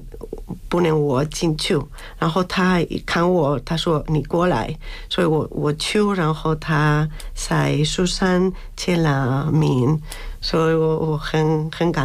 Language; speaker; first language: Chinese; non-native, fluent; Spanish